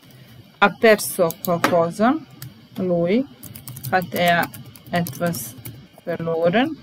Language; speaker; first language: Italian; non-native, fluent; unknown